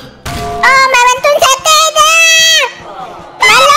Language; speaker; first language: Spanish; native; Spanish